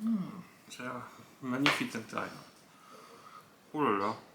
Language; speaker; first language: French; native; French